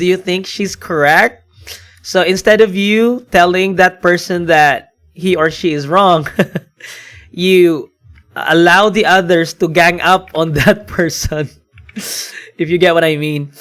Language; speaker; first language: English; non-native, local second language; Filipino